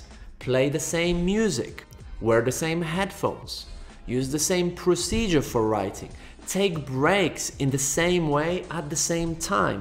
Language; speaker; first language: English; non-native, fluent; Polish